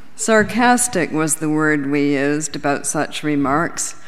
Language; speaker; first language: English; native; English